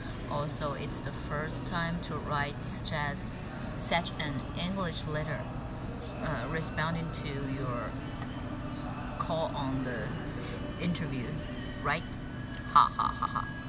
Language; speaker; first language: English; non-native, fluent; Chinese